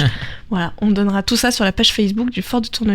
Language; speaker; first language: French; native; French